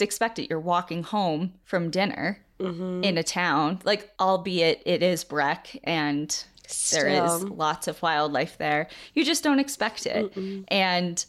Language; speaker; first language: English; native; English